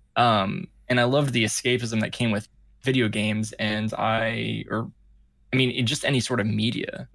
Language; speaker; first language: English; native; English